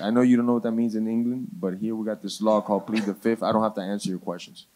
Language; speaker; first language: English; early bilingual, other home language; Spanish